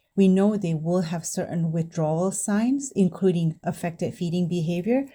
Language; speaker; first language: English; non-native, fluent; Indonesian